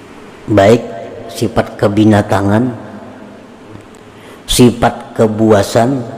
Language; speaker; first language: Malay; non-native, local second language; Banjar